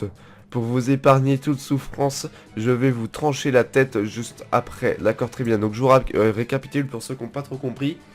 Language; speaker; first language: French; native; French